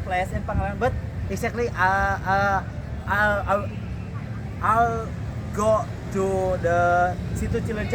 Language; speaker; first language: English; non-native, learner; Indonesian